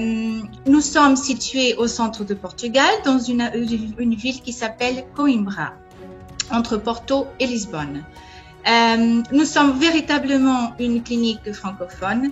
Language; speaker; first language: French; non-native, fluent; Portuguese